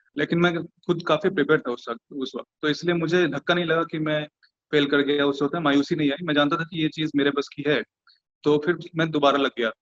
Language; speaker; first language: Hindi; non-native, local second language; Bhojpuri